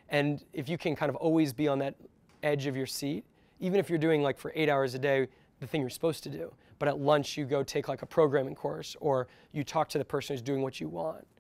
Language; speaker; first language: English; native; English